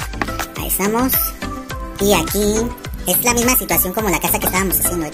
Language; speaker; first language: Spanish; native; Spanish